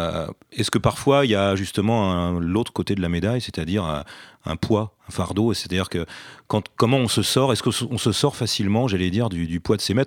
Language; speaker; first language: French; native; French